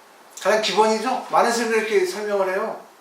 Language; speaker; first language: Korean; native; Korean